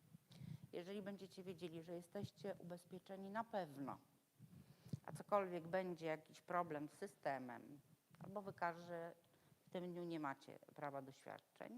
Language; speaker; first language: Polish; native; Polish